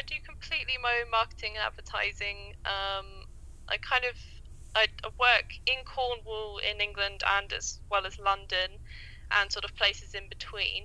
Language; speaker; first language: English; native; English